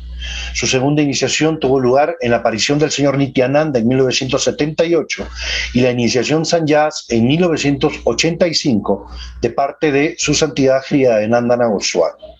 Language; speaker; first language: Spanish; native; Spanish